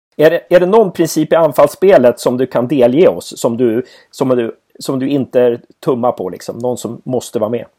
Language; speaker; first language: Swedish; native; Swedish